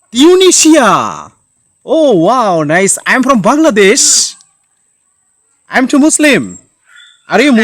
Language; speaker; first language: English; non-native, learner; Bangla